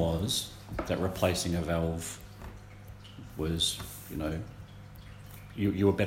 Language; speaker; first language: English; native; English